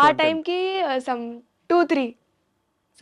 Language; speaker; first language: Telugu; non-native, learner; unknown